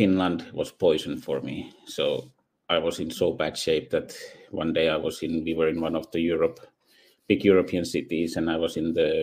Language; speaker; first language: English; non-native, fluent; Finnish